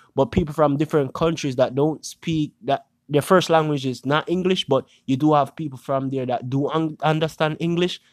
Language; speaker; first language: English; non-native, local second language; Jamaican Creole English